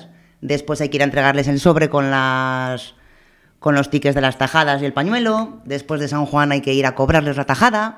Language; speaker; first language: Spanish; native; Spanish